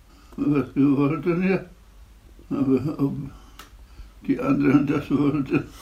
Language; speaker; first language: German; non-native, fluent; Polish